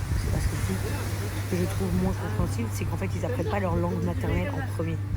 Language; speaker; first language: French; early bilingual, other home language; English